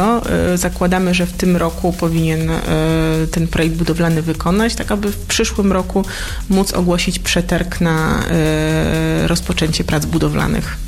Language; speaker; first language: Polish; native; Polish